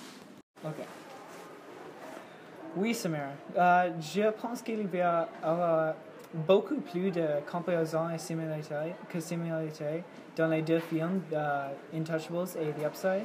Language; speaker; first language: French; non-native, learner; English